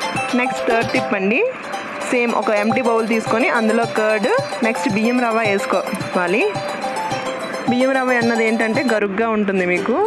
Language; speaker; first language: Telugu; native; Telugu